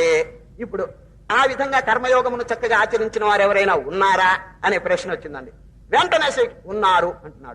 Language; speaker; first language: Telugu; native; Telugu